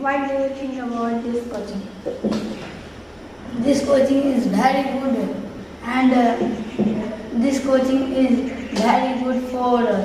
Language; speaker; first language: English; non-native, learner; Hindi